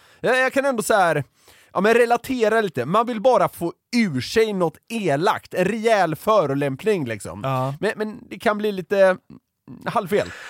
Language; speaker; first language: Swedish; native; Swedish